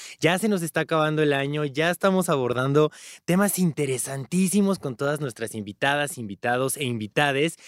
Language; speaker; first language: Spanish; native; Spanish